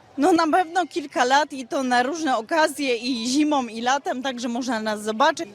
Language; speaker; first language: Polish; native; Polish